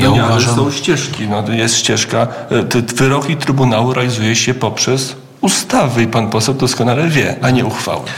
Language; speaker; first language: Polish; native; Polish